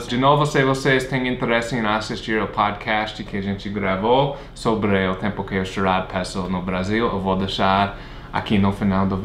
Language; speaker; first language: Portuguese; non-native, fluent; English